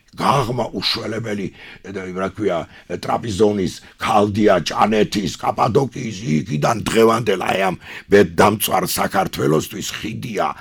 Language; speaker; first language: Georgian; non-native, local second language; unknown